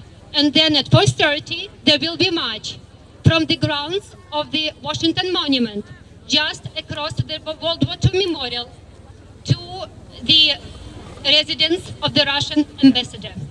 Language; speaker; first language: English; non-native, fluent; Ukrainian